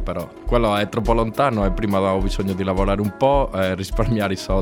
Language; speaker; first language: Italian; non-native, learner; Spanish